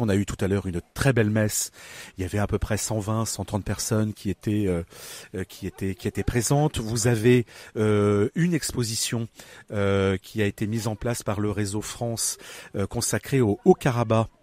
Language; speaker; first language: French; native; French